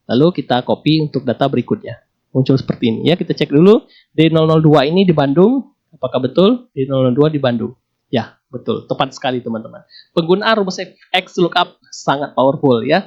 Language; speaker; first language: Indonesian; native; Indonesian